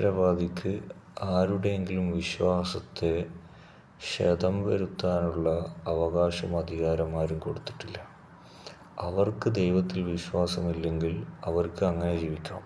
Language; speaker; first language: Malayalam; native; Malayalam